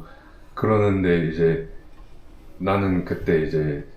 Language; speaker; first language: Korean; native; Korean